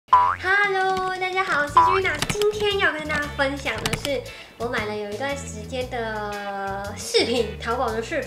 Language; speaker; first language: Chinese; native; Chinese